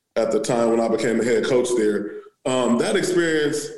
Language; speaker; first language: English; native; English